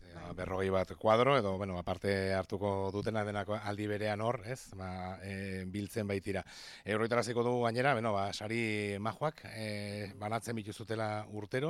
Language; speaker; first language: Basque; native; Basque